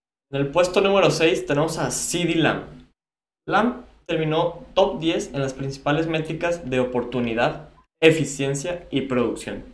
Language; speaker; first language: Spanish; native; Spanish